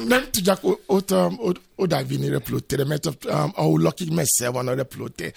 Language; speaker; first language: Hungarian; non-native, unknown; Yoruba